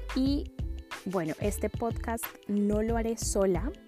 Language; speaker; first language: Spanish; native; Spanish